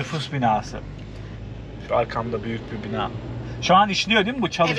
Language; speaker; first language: Turkish; native; Turkish